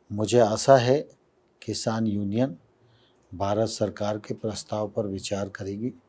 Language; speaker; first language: Hindi; native; Hindi